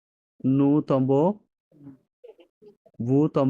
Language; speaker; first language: French; non-native, learner; Bangla